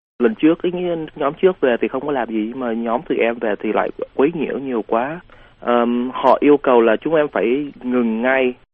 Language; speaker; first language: Vietnamese; early bilingual, heritage; Vietnamese